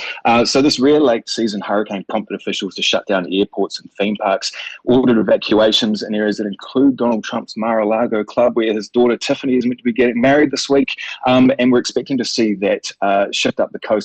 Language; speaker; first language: English; native; English